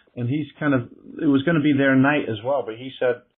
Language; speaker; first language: English; native; English